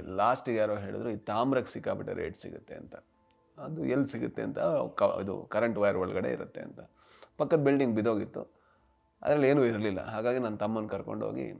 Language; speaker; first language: Kannada; native; Kannada